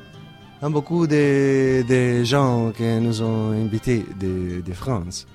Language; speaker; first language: French; non-native, learner; Italian